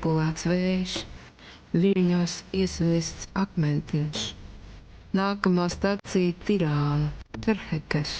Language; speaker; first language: Latvian; native; Latvian